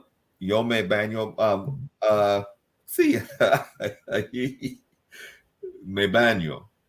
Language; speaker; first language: Spanish; non-native, learner; English